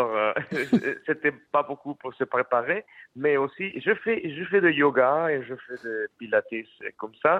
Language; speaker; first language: French; non-native, fluent; Spanish